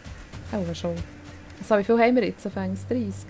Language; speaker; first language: German; native; German